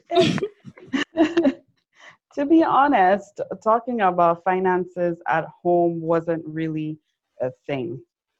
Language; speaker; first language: English; non-native, local second language; Yoruba